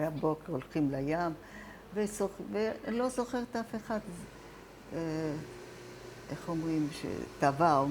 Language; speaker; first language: Hebrew; non-native, fluent; Italian